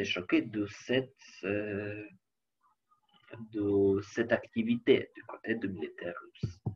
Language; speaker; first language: French; non-native, learner; Ukrainian